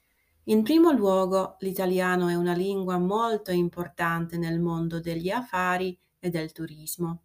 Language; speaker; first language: Italian; non-native, fluent; Slovak